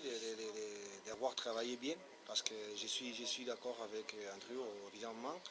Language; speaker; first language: French; non-native, fluent; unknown